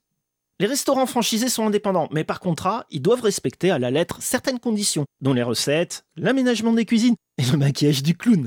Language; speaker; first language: French; native; French